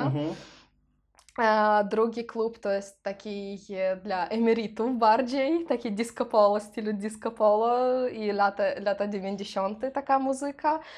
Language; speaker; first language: Polish; non-native, learner; Russian